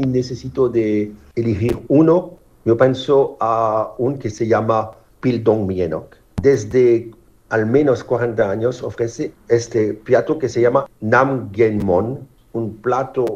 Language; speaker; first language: Spanish; non-native, fluent; French